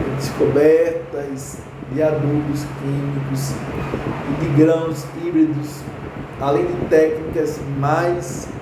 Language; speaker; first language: Portuguese; native; Portuguese